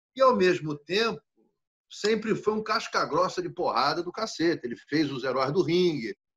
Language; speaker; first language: Portuguese; native; Portuguese